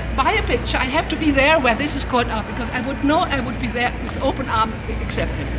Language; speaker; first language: English; non-native, fluent; German